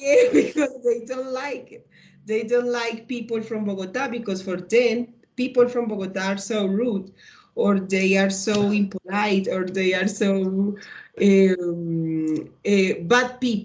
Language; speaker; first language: English; non-native, learner; Spanish